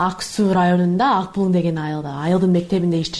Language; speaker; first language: Kyrgyz; non-native, learner; English